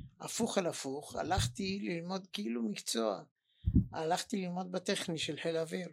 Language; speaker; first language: Hebrew; native; Hebrew